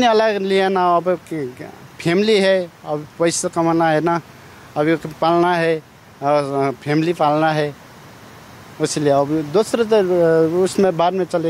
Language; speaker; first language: Hindi; non-native, learner; Nepali